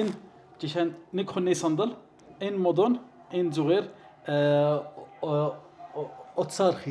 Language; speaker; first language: Mongolian; non-native, learner; Arabic